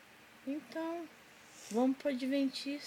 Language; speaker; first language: Portuguese; native; Portuguese